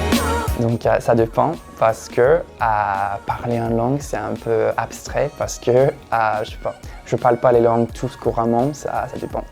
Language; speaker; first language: French; non-native, fluent; English